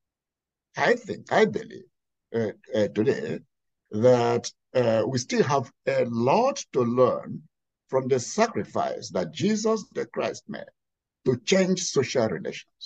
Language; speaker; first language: English; non-native, local second language; Igbo